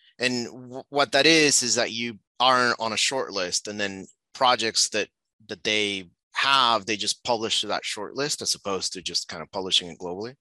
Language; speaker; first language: English; non-native, local second language; Spanish